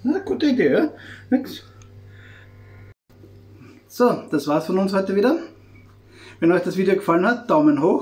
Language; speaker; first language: German; native; German